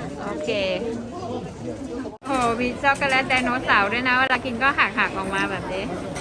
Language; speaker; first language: Thai; native; Thai